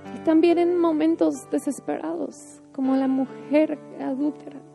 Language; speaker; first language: Spanish; non-native, fluent; English